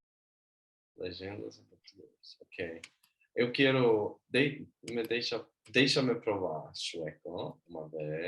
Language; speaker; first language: Portuguese; non-native, learner; Swedish